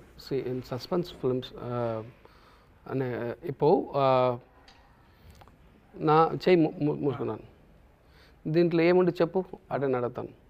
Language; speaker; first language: Telugu; non-native, local second language; Tamil